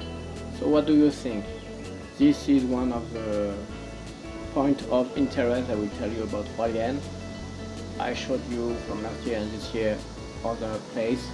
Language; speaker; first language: English; non-native, learner; French